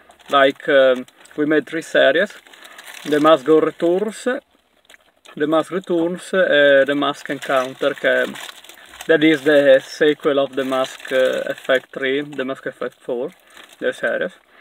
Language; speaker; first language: English; non-native, learner; Italian